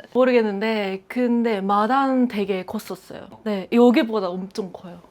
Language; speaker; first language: Korean; non-native, fluent; Japanese